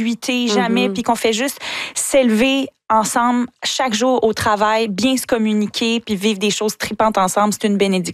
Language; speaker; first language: French; native; French